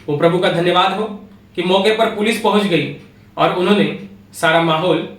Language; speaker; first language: Hindi; non-native, local second language; Marathi